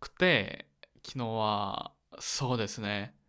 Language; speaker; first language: Japanese; non-native, learner; Korean